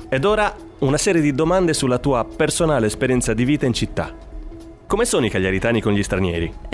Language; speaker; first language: Italian; native; Italian